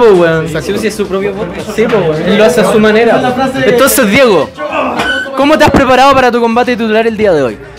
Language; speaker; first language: Spanish; native; Spanish